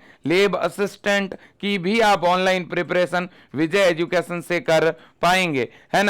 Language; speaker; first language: Hindi; native; Hindi